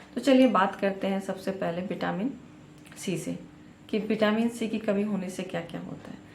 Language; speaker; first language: Hindi; native; Hindi